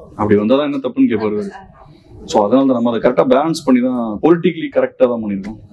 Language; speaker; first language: Tamil; native; Tamil